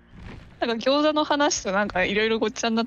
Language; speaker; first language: Japanese; native; Japanese